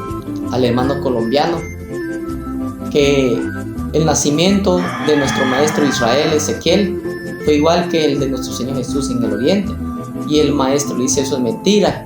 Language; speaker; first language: Spanish; native; Spanish